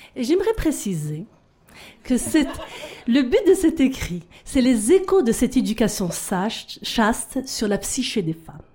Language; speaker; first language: French; non-native, local second language; Arabic